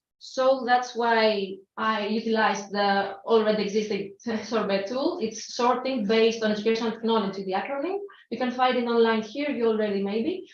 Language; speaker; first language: English; non-native, fluent; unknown